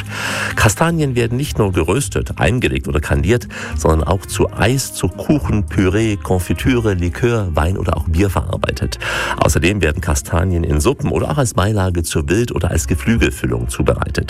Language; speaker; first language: German; native; German